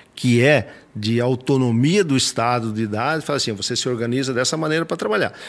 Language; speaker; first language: Portuguese; native; Portuguese